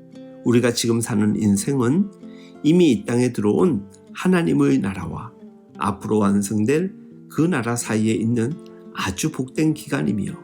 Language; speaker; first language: Korean; native; Korean